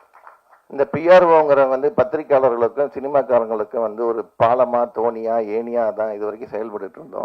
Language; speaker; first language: Tamil; native; Tamil